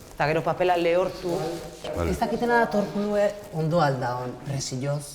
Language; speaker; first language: Basque; native; Basque